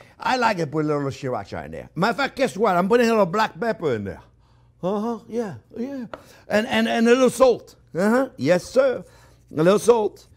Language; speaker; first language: English; non-native, fluent; French